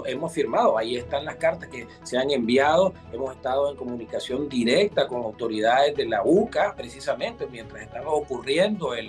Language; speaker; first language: Spanish; native; Spanish